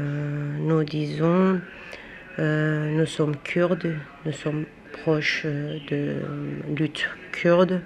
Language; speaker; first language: French; non-native, learner; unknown